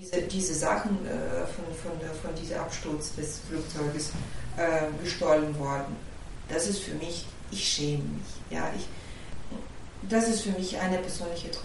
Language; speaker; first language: German; non-native, fluent; Ukrainian